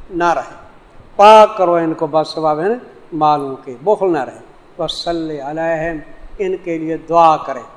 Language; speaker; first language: Urdu; non-native, local second language; Saraiki